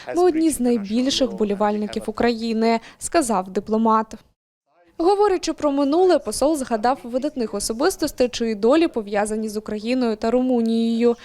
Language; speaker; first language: Ukrainian; native; Ukrainian